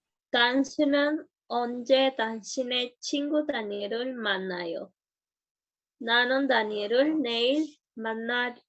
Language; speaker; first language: Korean; non-native, learner; Spanish